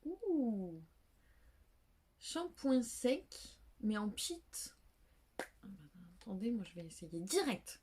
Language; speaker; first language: French; native; French